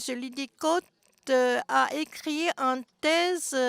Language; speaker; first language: French; non-native, fluent; Japanese